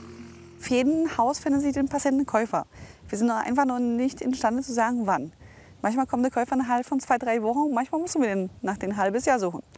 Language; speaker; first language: German; non-native, fluent; Polish